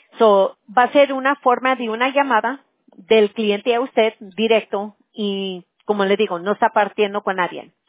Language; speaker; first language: Spanish; early bilingual, heritage; Spanish